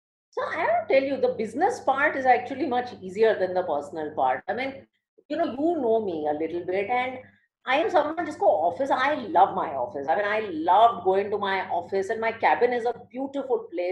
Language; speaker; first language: English; early bilingual, other home language; Hindi